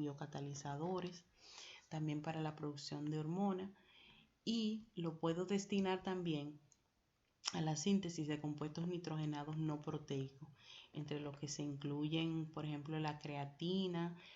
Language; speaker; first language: Spanish; native; Spanish